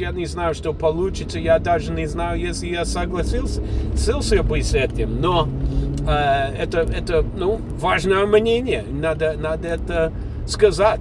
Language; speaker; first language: Russian; non-native, fluent; English